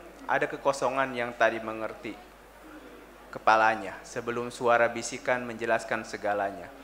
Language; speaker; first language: Indonesian; non-native, local second language; Sundanese